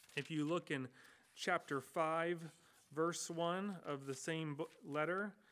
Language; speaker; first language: English; native; English